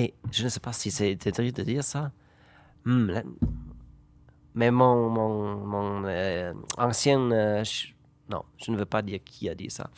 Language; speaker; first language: French; non-native, fluent; German